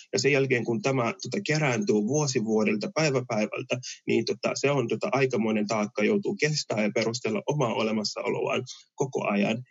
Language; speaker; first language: Finnish; early bilingual, other home language; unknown